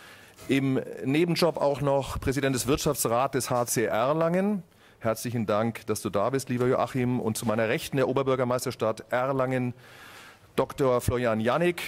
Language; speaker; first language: German; native; German